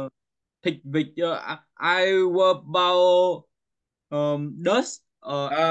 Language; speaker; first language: English; non-native, learner; Vietnamese